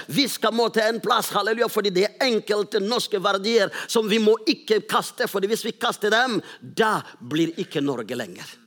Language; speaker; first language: Norwegian; non-native, fluent; Rundi